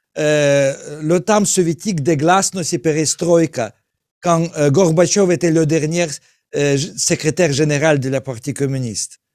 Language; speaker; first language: French; non-native, learner; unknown